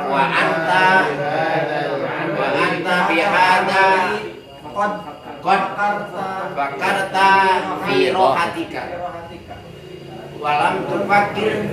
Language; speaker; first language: Arabic; non-native, learner; Indonesian